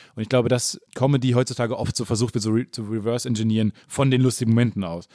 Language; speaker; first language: German; native; German